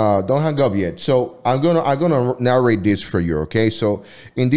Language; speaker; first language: English; non-native, fluent; Spanish